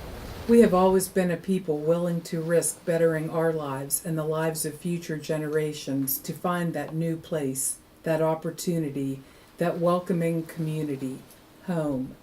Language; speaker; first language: English; native; English